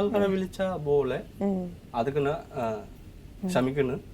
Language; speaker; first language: Malayalam; non-native, learner; Assamese